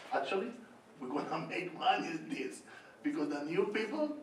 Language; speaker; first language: English; non-native, learner; Spanish